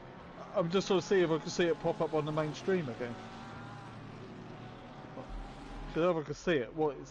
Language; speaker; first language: English; native; English